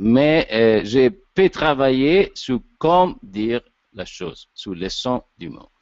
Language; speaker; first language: French; non-native, learner; Italian